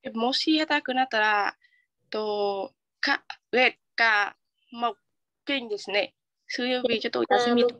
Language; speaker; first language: Japanese; non-native, learner; Vietnamese